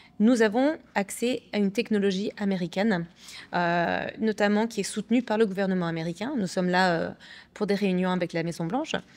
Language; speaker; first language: French; early bilingual, other home language; English